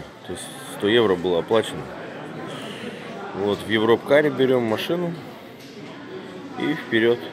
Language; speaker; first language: Russian; native; Russian